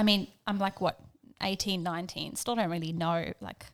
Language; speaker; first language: English; native; English